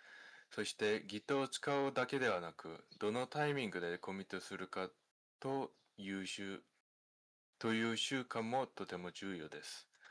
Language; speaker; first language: Japanese; non-native, fluent; Korean